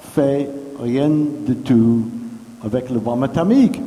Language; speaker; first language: French; non-native, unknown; English